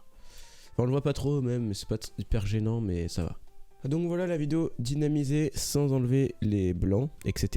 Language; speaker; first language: French; native; French